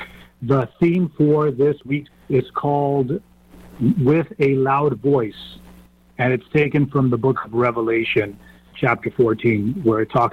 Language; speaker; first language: English; non-native, local second language; Spanish